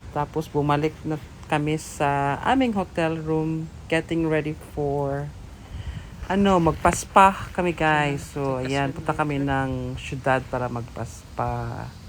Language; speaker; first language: Filipino; native; Filipino